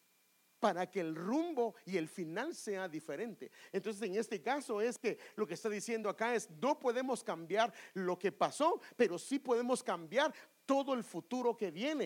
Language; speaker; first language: Spanish; native; Spanish